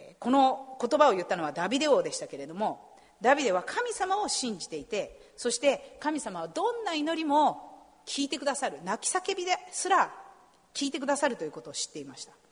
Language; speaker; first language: Japanese; native; Japanese